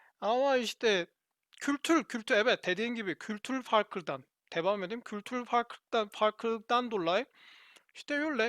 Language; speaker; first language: Turkish; non-native, learner; Korean